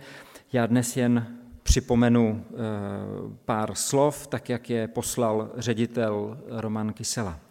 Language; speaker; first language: Czech; native; Czech